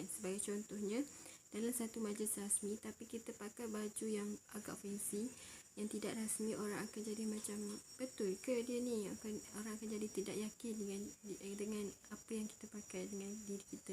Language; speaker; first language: Malay; native; Malay